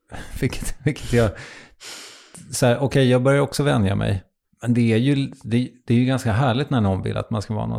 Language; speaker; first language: Swedish; native; Swedish